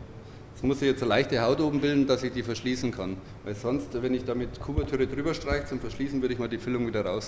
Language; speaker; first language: German; native; German